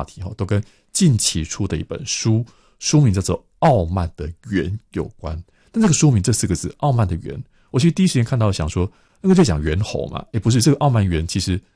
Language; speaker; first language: Chinese; native; Chinese